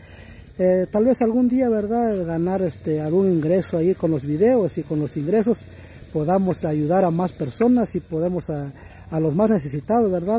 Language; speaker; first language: Spanish; native; Spanish